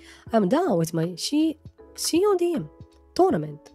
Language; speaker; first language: English; non-native, learner; Japanese